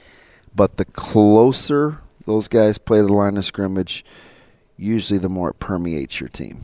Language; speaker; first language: English; native; English